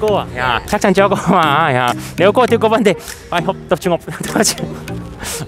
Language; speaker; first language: Vietnamese; non-native, learner; Korean